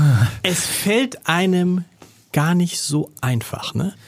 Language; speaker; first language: German; native; German